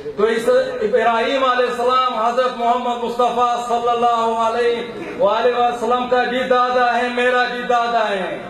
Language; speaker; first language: Urdu; non-native, local second language; Pashto